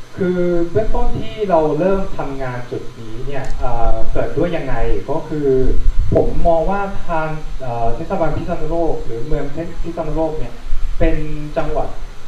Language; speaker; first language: Thai; non-native, fluent; Japanese